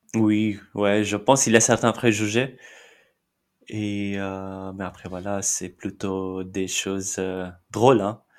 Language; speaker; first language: French; non-native, fluent; Marathi